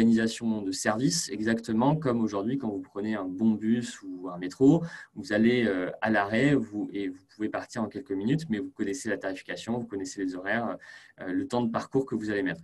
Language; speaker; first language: French; native; French